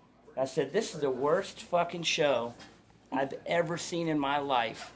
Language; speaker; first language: English; native; English